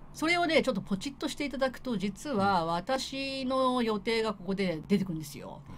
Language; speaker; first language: Japanese; native; Japanese